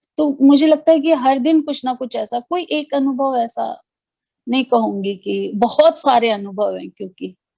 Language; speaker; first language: Hindi; native; Hindi